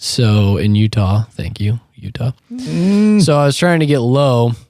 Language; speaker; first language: English; native; English